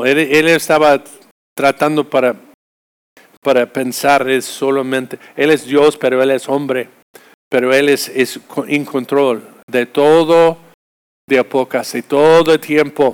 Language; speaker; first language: Spanish; non-native, fluent; English